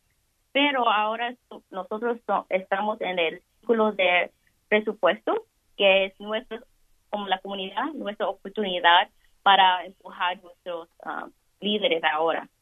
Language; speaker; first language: Spanish; early bilingual, heritage; Spanish